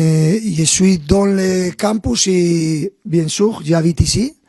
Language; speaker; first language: French; non-native, fluent; Spanish